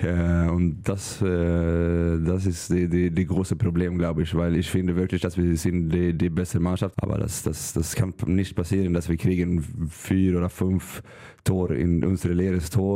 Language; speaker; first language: German; non-native, learner; Swedish